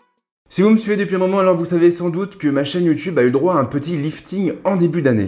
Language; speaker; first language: French; native; French